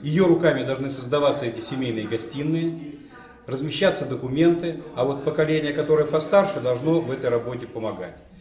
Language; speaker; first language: Russian; native; Russian